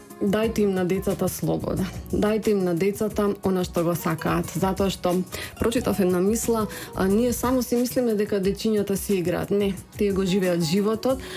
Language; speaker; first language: Macedonian; native; Macedonian